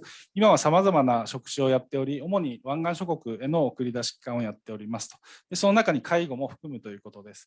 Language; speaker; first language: Japanese; native; Japanese